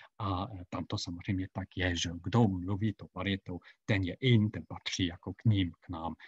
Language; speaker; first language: Czech; non-native, fluent; German